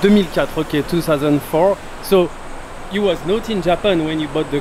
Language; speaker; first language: English; non-native, learner; French